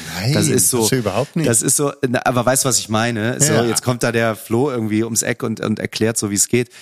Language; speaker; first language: German; native; German